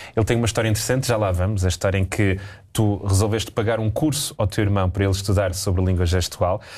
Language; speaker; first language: Portuguese; native; Portuguese